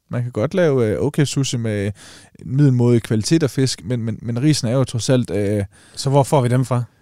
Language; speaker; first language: Danish; native; Danish